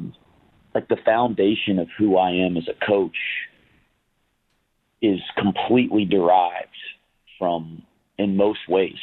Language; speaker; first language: English; native; English